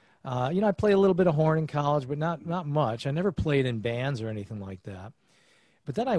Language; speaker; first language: English; native; English